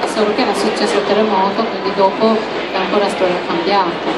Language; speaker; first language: Italian; non-native, fluent; Japanese